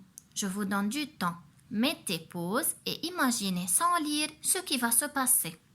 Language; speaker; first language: French; non-native, local second language; Arabic